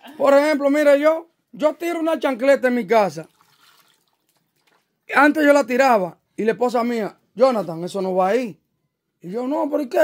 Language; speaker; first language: Spanish; native; Spanish